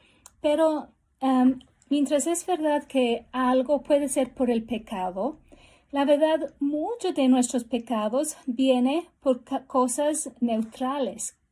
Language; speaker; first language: Spanish; non-native, fluent; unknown